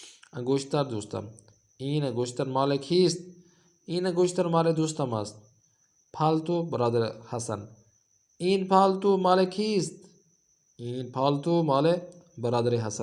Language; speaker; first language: Persian; non-native, fluent; Urdu